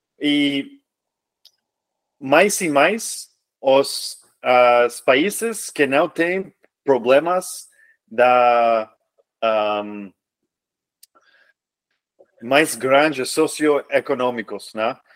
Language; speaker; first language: Portuguese; non-native, fluent; English